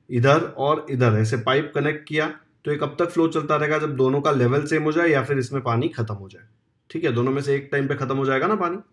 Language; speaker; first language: Hindi; non-native, local second language; Marathi